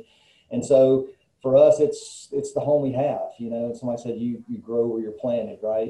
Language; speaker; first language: English; native; English